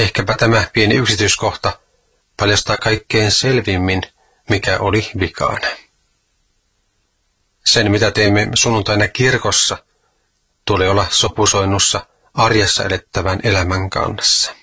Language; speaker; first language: Finnish; native; Finnish